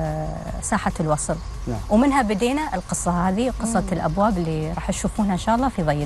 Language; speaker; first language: Arabic; native; Arabic